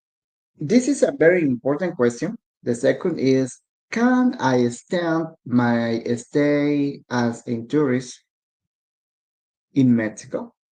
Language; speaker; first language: English; non-native, learner; Spanish